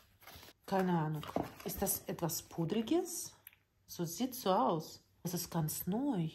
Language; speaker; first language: German; non-native, learner; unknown